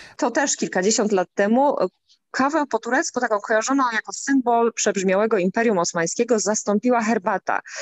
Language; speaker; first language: Polish; native; Polish